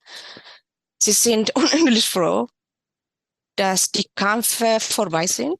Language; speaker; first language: German; non-native, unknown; Tigrinya